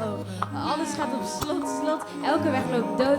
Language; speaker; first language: Dutch; early bilingual, other home language; Kinyarwanda